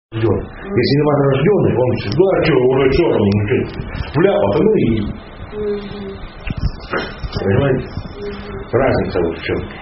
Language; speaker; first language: Russian; native; Russian